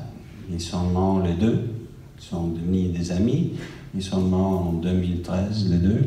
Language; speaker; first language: French; non-native, fluent; English